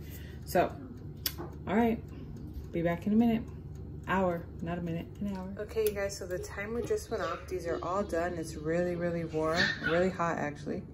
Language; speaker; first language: English; native; English